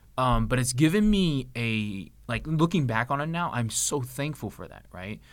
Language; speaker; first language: English; native; English